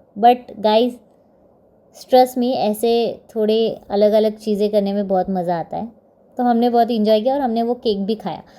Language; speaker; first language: Hindi; non-native, local second language; Marathi